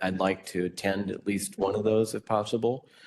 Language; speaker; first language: English; native; English